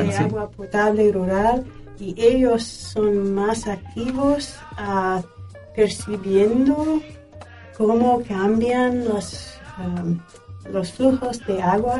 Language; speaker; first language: Spanish; non-native, fluent; English